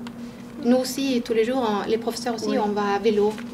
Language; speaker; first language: French; non-native, fluent; Swedish